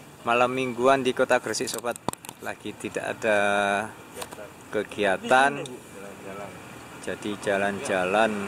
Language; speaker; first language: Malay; non-native, local second language; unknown